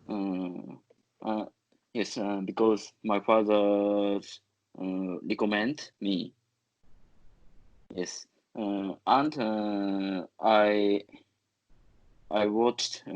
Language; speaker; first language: English; non-native, learner; Japanese